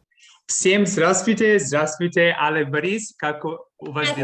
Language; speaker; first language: Russian; non-native, fluent; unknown